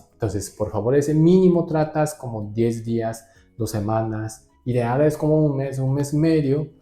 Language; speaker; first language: Spanish; non-native, learner; Japanese